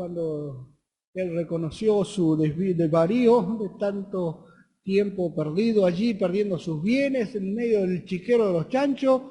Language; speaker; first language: Spanish; native; Spanish